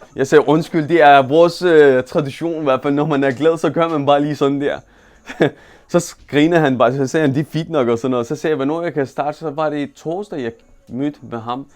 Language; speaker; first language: Danish; non-native, fluent; Turkish